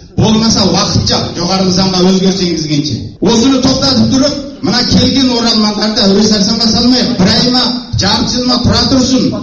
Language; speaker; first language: Kazakh; native; Kazakh